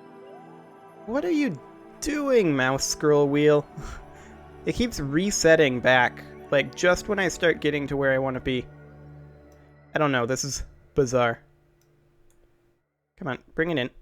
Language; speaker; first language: English; native; English